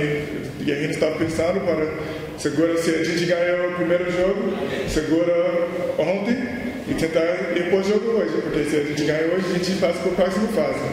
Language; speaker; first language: Portuguese; non-native, learner; English